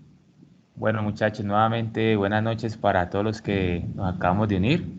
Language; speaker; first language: Spanish; native; Spanish